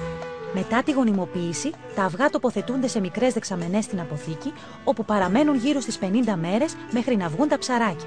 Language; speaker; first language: Greek; native; Greek